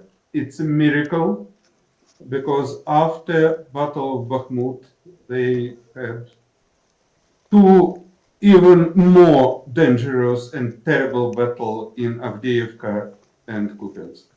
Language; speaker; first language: English; non-native, fluent; Ukrainian